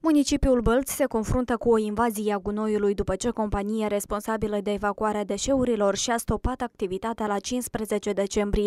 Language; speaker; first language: Romanian; native; Romanian